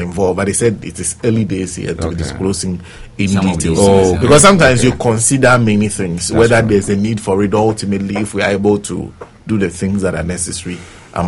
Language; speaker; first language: English; non-native, local second language; Ewe